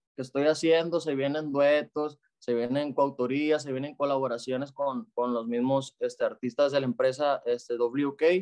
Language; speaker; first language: Spanish; native; Spanish